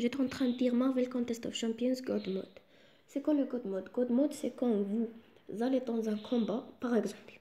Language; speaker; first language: French; non-native, local second language; Arabic